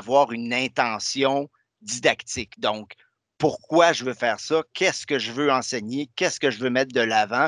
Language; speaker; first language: French; native; French